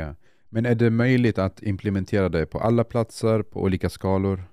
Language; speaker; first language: Swedish; non-native, fluent; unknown